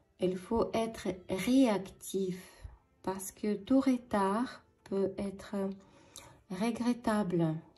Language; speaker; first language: French; non-native, fluent; Ukrainian